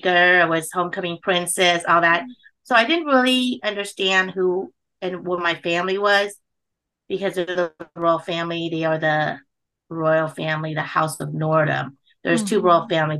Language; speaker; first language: English; early bilingual, other home language; Khmer